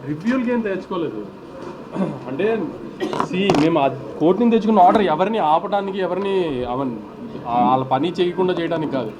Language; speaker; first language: Telugu; native; Telugu